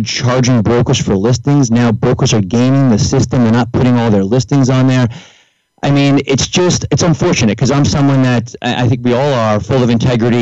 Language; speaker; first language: English; native; English